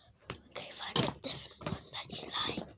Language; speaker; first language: English; native; English